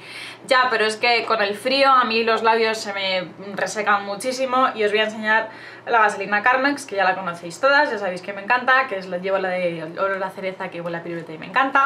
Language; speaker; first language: Spanish; native; Spanish